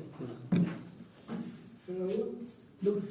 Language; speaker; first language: Spanish; native; Spanish